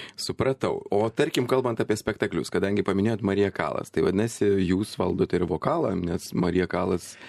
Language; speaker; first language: Lithuanian; native; Lithuanian